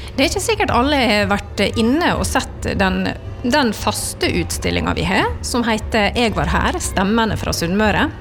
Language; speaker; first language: Norwegian; native; Norwegian